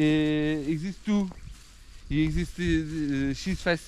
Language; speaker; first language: English; non-native, learner; Portuguese